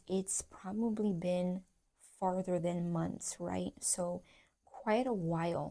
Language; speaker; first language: English; native; English